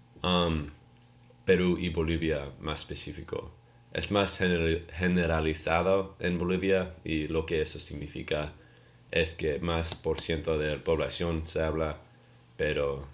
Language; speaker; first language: Spanish; non-native, learner; English